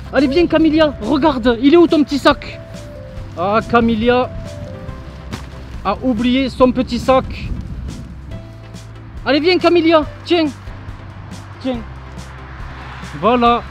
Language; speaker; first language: French; native; French